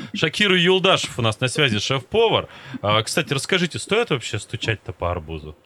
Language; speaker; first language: Russian; native; Russian